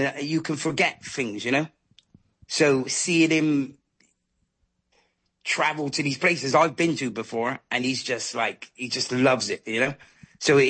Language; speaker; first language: English; native; English